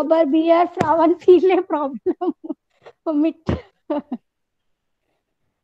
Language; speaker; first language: German; non-native, learner; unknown